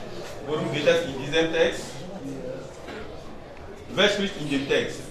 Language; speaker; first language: German; non-native, learner; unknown